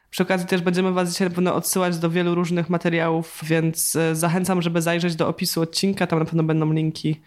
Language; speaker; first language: Polish; native; Polish